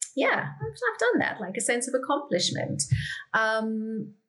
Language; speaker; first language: English; native; English